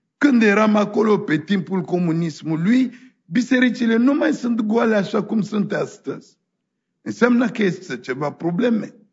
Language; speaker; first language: Romanian; non-native, fluent; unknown